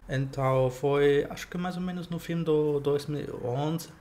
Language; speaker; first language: Portuguese; non-native, fluent; German